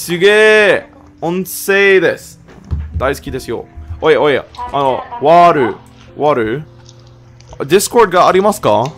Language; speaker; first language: Japanese; non-native, learner; English